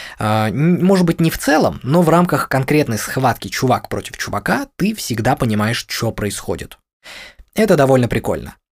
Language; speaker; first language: Russian; native; Russian